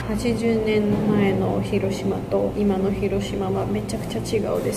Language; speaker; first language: Japanese; non-native, learner; Georgian